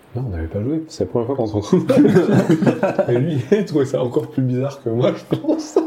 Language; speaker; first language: French; native; French